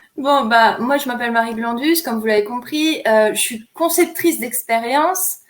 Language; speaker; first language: French; native; French